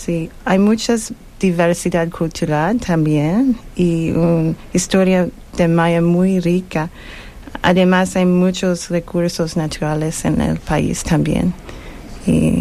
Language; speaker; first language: Spanish; non-native, learner; English